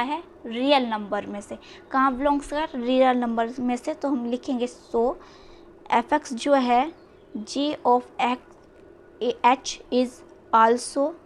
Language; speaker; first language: Hindi; native; Hindi